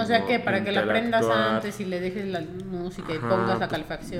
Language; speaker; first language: Spanish; native; Spanish